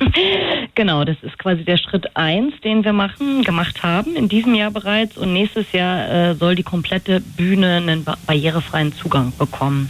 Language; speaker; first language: German; native; German